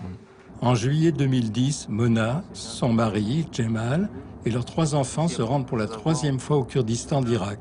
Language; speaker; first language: French; native; French